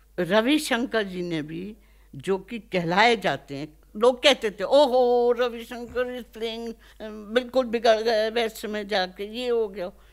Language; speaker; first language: Hindi; native; Hindi